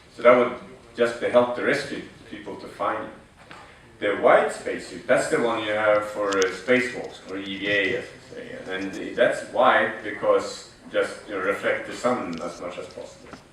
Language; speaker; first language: English; non-native, fluent; Swedish